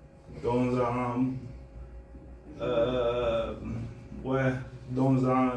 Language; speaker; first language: French; non-native, fluent; Bulgarian